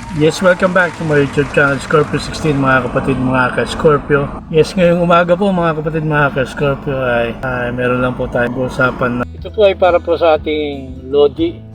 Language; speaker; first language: Filipino; non-native, local second language; Bikol